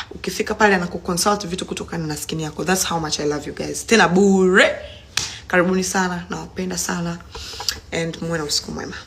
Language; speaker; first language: Swahili; native; Swahili